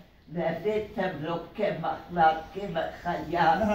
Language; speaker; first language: Hebrew; early bilingual, other home language; Hungarian